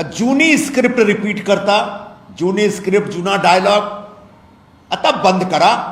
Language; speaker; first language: Marathi; non-native, local second language; Hindi